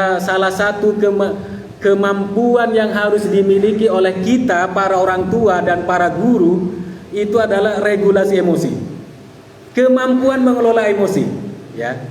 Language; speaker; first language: Indonesian; non-native, local second language; Madurese